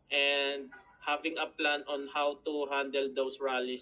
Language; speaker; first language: English; non-native, learner; Filipino